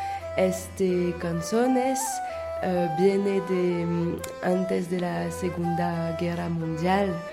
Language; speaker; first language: Spanish; non-native, learner; French